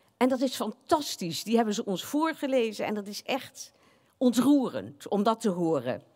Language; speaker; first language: Dutch; native; Dutch